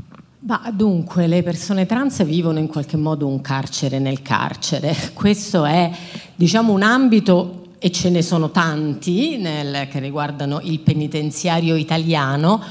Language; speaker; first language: Italian; native; Italian